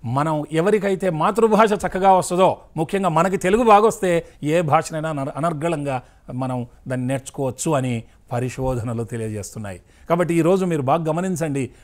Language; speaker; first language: Telugu; native; Telugu